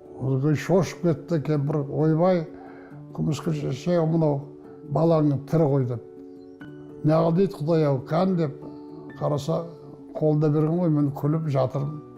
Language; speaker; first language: Kazakh; native; Kazakh